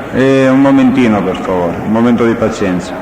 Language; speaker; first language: Italian; native; Italian